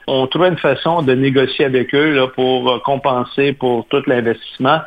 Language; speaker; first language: French; native; French